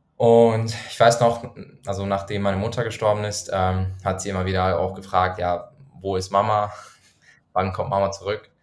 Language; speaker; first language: German; non-native, fluent; Persian